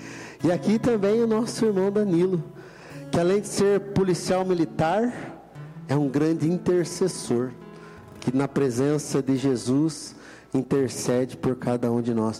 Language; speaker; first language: Portuguese; native; Portuguese